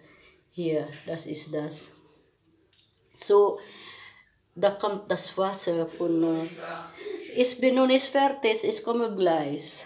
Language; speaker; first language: German; non-native, learner; Filipino